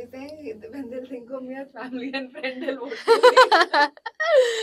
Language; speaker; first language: English; non-native, learner; Korean